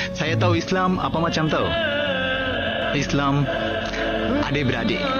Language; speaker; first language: Malay; non-native, learner; Bangla